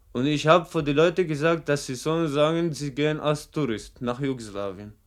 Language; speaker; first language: German; non-native, fluent; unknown